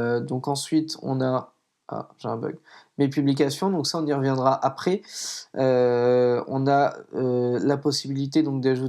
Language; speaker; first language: French; native; French